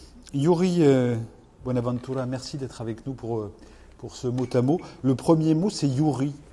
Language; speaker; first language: French; native; French